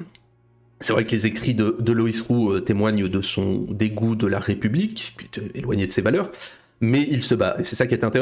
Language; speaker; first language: French; native; French